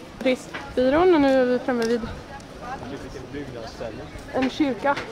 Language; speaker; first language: Swedish; native; Swedish